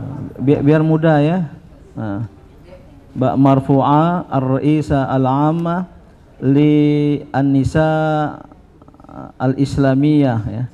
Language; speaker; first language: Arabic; non-native, fluent; Indonesian